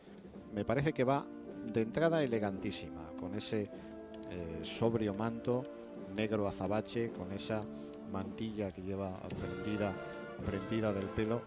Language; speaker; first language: Spanish; native; Spanish